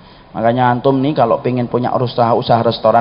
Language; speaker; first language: Indonesian; native; Indonesian